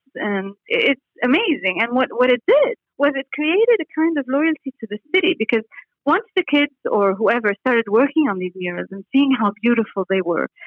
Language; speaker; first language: English; non-native, fluent; Arabic